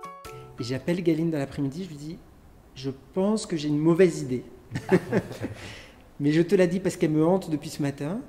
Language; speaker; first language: French; native; French